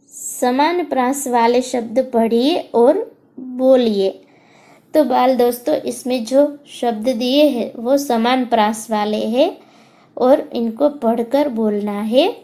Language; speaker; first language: Hindi; non-native, local second language; Gujarati